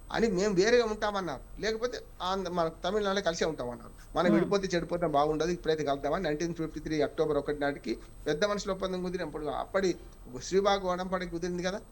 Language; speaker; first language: Telugu; native; Telugu